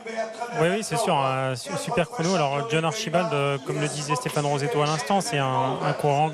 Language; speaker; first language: French; native; French